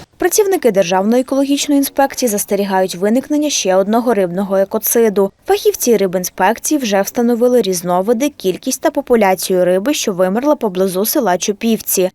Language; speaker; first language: Ukrainian; native; Ukrainian